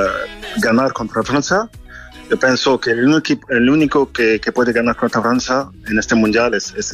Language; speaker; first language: Spanish; non-native, fluent; French